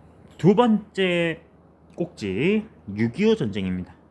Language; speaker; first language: Korean; native; Korean